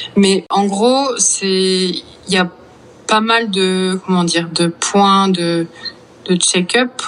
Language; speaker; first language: French; native; French